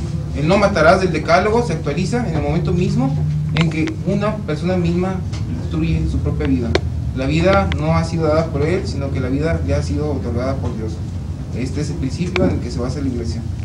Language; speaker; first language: Spanish; native; Spanish